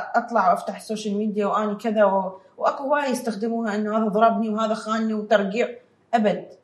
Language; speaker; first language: Arabic; native; Arabic